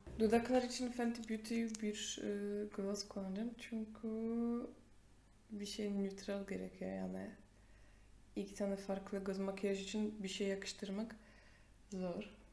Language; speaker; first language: Turkish; non-native, fluent; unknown